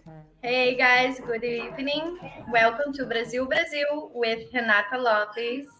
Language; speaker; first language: English; non-native, learner; Portuguese